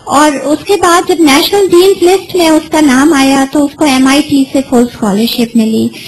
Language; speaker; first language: Urdu; native; Urdu